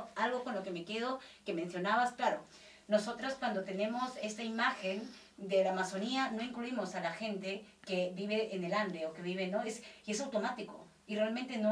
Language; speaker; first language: Spanish; native; Spanish